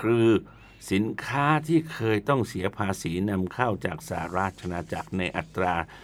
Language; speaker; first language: Thai; native; Thai